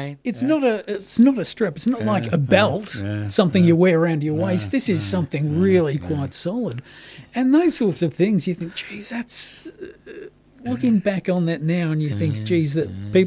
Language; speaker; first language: English; native; English